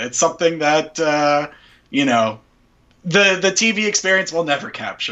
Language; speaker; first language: English; native; English